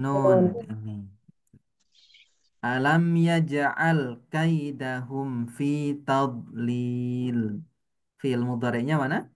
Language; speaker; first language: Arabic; non-native, fluent; Indonesian